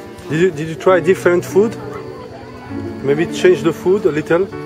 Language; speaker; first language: English; non-native, learner; French